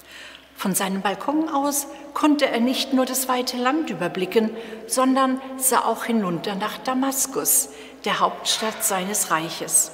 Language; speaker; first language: German; native; German